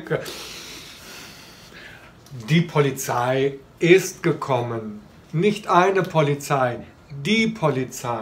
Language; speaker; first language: German; non-native, fluent; Chinese